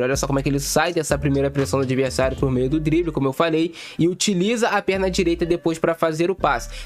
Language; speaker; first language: Portuguese; native; Portuguese